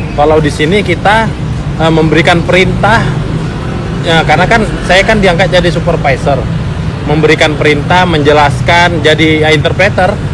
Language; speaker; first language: Indonesian; native; Indonesian